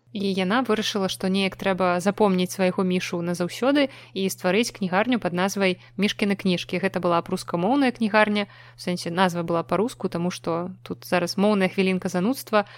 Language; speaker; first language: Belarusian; non-native, local second language; Russian